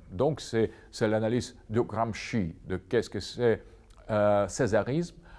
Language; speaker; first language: French; non-native, fluent; Russian